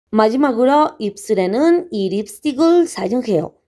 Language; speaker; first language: Korean; non-native, learner; Spanish